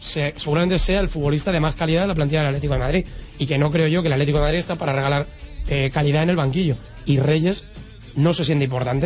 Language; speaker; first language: Spanish; native; Spanish